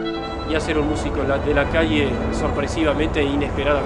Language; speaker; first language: Spanish; native; Spanish